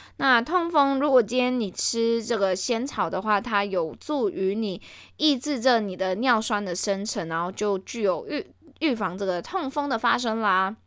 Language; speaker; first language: Chinese; native; Chinese